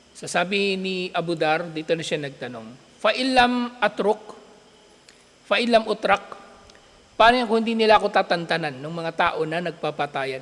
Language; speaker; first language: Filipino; native; Filipino